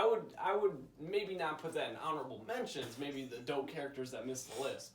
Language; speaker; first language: English; native; English